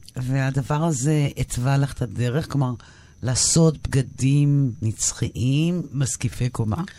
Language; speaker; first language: Hebrew; native; Hebrew